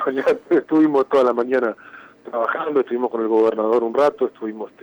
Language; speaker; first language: Spanish; native; Spanish